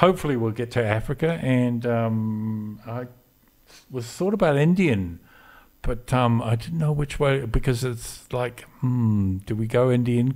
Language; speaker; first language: English; native; English